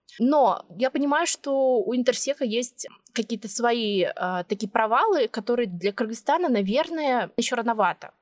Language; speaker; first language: Russian; native; Russian